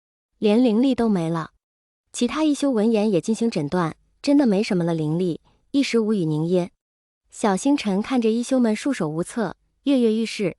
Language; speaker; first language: Chinese; native; Chinese